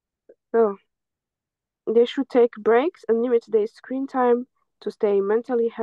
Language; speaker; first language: English; non-native, fluent; French